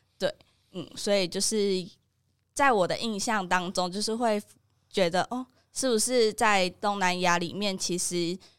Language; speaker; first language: Chinese; native; Chinese